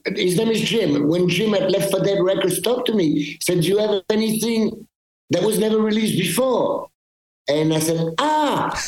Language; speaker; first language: English; early bilingual, other home language; French